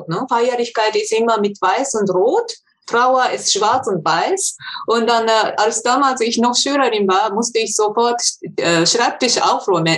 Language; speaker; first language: German; non-native, fluent; Japanese